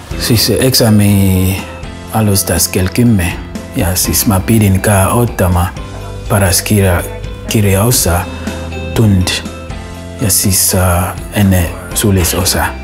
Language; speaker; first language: Estonian; non-native, learner; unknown